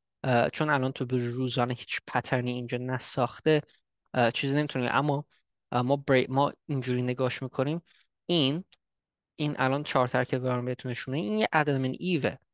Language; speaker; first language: Persian; early bilingual, heritage; Persian